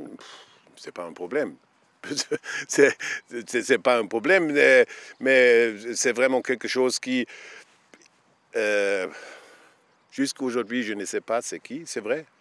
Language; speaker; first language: French; non-native, fluent; German